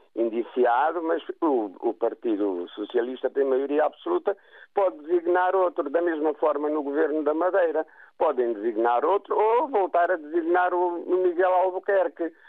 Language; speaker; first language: Portuguese; native; Portuguese